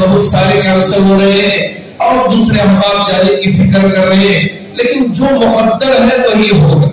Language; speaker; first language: Urdu; native; Urdu